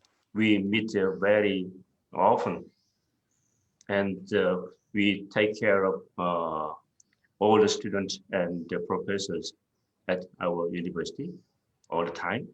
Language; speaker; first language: English; non-native, fluent; Korean